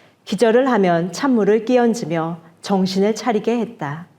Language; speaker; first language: Korean; native; Korean